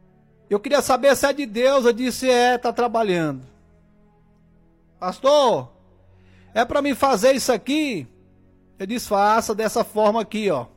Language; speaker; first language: Portuguese; native; Portuguese